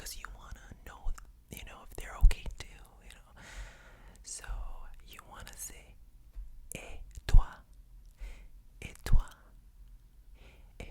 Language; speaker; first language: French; non-native, fluent; English